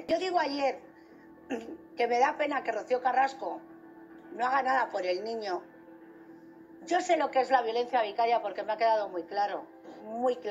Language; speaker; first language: Spanish; native; Spanish